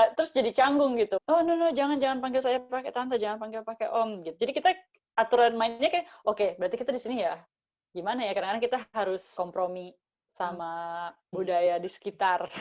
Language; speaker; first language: Indonesian; native; Indonesian